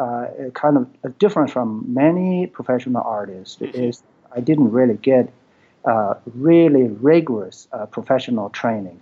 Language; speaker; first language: English; non-native, fluent; Chinese